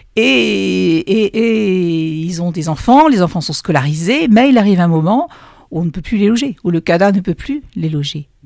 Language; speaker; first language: French; native; French